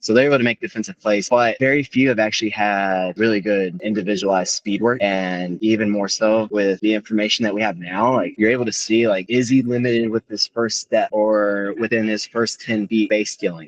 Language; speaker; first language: English; native; English